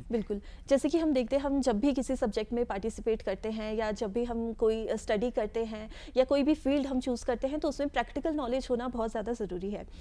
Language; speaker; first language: Hindi; native; Hindi